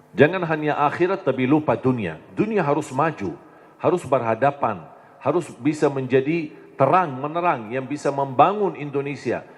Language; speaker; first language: Indonesian; non-native, fluent; Arabic